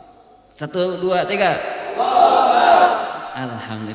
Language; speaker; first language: Indonesian; native; Indonesian